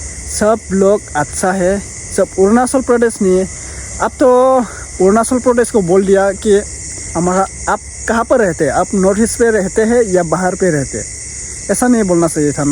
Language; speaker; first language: Hindi; non-native, local second language; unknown